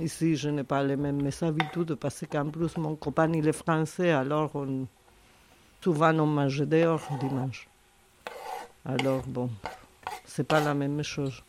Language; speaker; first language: French; non-native, fluent; Spanish